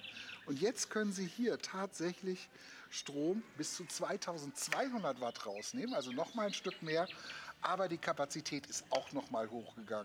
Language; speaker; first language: German; native; German